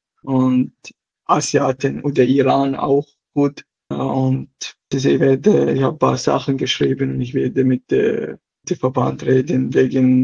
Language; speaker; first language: German; non-native, local second language; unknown